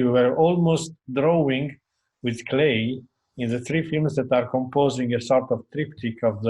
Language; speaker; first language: English; non-native, fluent; Italian